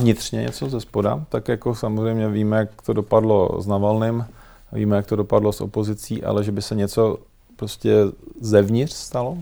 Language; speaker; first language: Czech; native; Czech